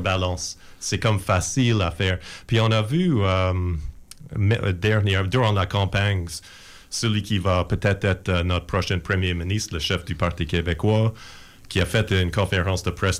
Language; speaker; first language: French; native; French